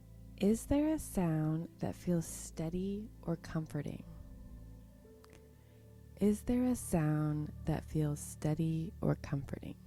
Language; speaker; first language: English; native; English